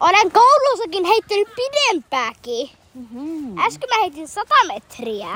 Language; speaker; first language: Finnish; early bilingual, heritage; Finnish